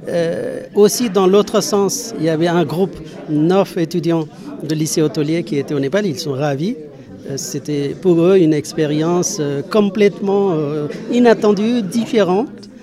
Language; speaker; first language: French; non-native, fluent; Nepali